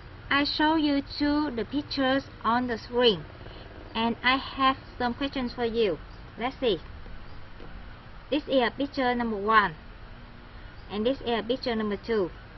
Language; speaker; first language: English; non-native, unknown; Vietnamese